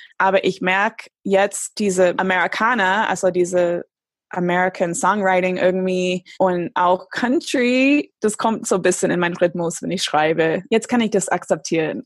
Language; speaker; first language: German; non-native, fluent; English